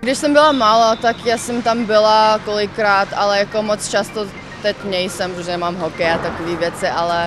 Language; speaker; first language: Czech; non-native, local second language; English